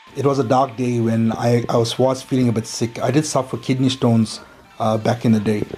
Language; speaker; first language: English; native; English